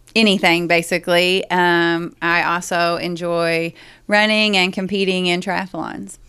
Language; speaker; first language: English; native; English